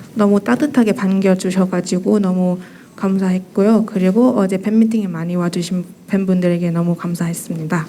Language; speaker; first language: Korean; non-native, fluent; Thai